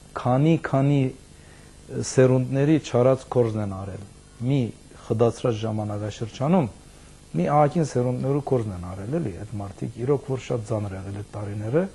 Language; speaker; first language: Armenian; early bilingual, heritage; Armenian